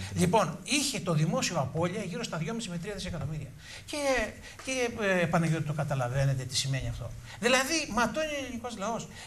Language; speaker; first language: Greek; native; Greek